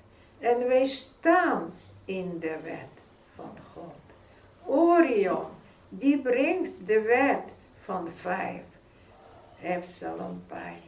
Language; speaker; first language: Dutch; non-native, fluent; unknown